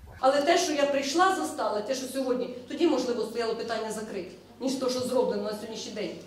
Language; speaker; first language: Ukrainian; native; Ukrainian